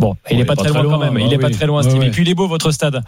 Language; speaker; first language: French; native; French